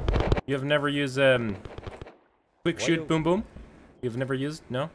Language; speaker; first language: English; native; English